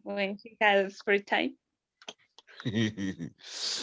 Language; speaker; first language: English; non-native, learner; Spanish